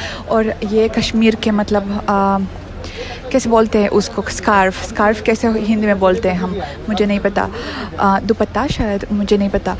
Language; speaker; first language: Hindi; non-native, fluent; Russian